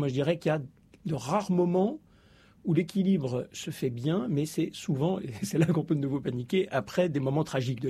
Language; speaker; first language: French; native; French